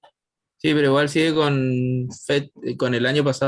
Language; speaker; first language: Spanish; native; Spanish